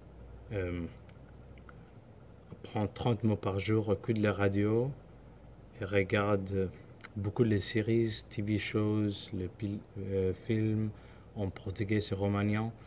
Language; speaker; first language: French; non-native, learner; Somali